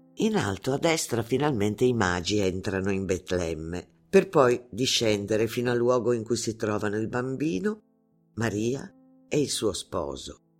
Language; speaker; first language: Italian; non-native, fluent; Arabic